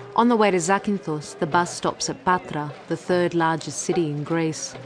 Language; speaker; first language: English; early bilingual, other home language; Greek